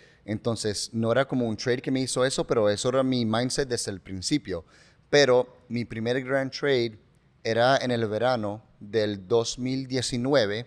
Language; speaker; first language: Spanish; early bilingual, heritage; English